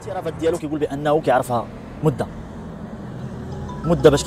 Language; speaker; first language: Arabic; native; Arabic